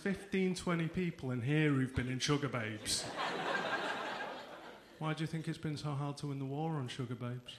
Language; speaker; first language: English; native; English